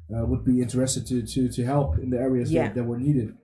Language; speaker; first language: English; early bilingual, heritage; English